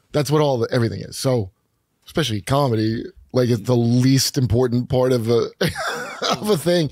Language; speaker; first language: English; native; English